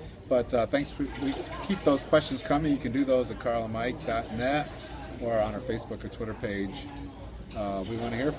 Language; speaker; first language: English; native; English